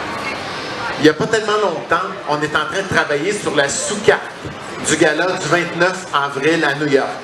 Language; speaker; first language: French; native; French